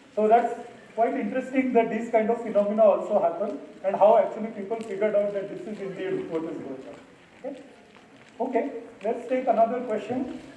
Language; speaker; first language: English; non-native, local second language; Marathi